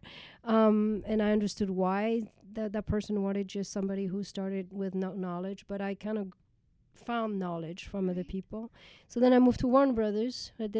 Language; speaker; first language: English; non-native, fluent; French